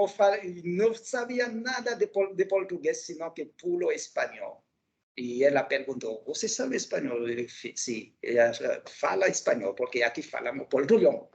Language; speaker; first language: Portuguese; non-native, local second language; Haitian Creole